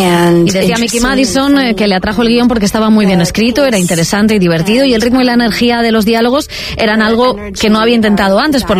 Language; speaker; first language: Spanish; native; Spanish